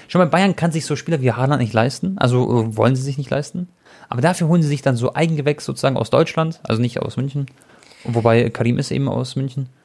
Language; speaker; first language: German; early bilingual, other home language; Croatian